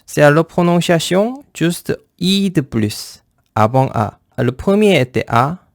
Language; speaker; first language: French; non-native, fluent; Korean